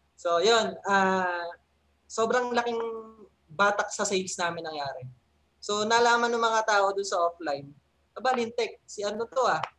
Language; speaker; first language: Filipino; native; Filipino